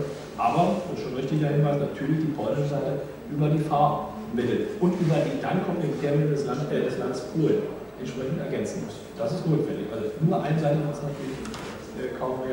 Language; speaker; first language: German; native; German